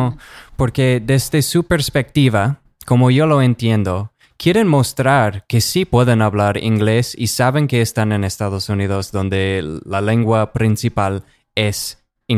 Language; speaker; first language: Spanish; non-native, fluent; English